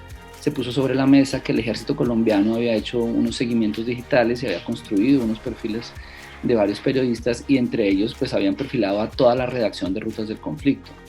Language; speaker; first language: Spanish; native; Spanish